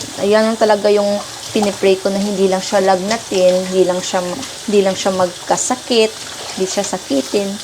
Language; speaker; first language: Filipino; non-native, local second language; Hiligaynon